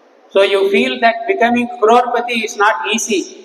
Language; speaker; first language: English; non-native, local second language; Tamil